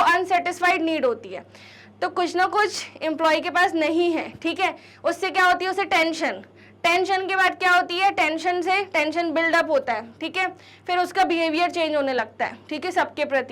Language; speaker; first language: Hindi; native; Hindi